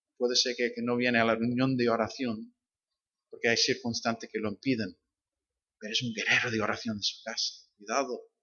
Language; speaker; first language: Spanish; non-native, fluent; English